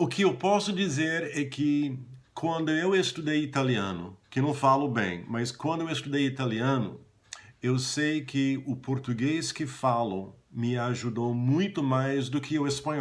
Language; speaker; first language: Portuguese; non-native, fluent; English